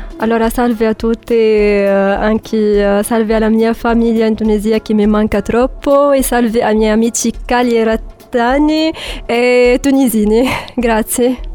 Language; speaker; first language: Italian; non-native, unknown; Arabic